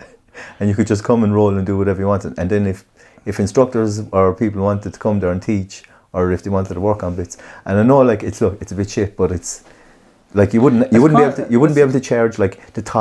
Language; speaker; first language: English; native; English